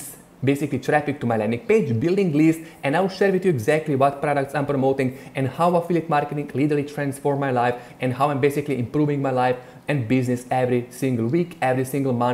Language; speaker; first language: English; non-native, fluent; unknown